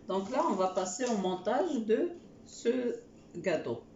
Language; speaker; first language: French; non-native, local second language; Arabic